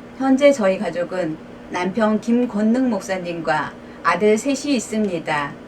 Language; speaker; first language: Korean; native; Korean